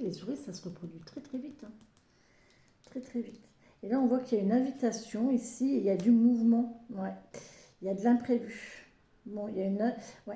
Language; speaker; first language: French; native; French